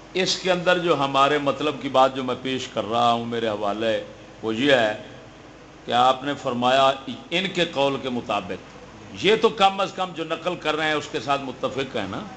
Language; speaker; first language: Urdu; non-native, local second language; Punjabi